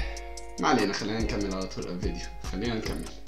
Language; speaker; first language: Arabic; native; Arabic